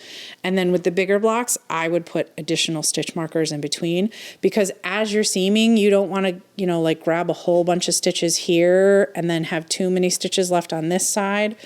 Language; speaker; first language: English; native; English